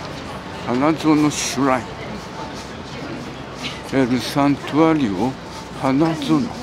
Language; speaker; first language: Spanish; non-native, learner; Japanese